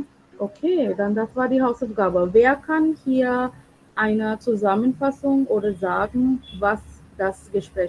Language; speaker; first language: German; non-native, fluent; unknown